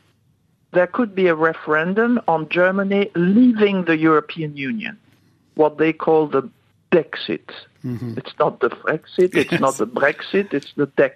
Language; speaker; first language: English; non-native, fluent; French